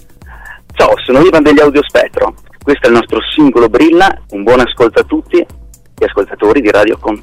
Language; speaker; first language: Italian; native; Italian